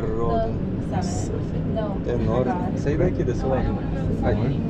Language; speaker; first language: Portuguese; non-native, fluent; Russian